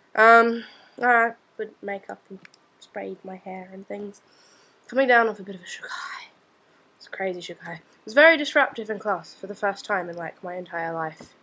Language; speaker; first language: English; native; English